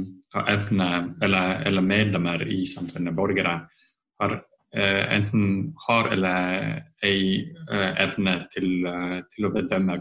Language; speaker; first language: Norwegian; non-native, fluent; Estonian